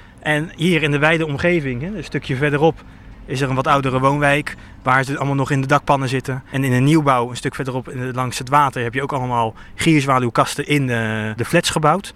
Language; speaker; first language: Dutch; native; Dutch